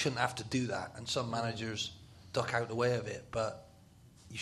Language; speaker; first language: English; native; English